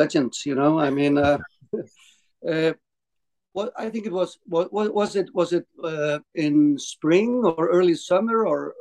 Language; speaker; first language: English; non-native, fluent; Icelandic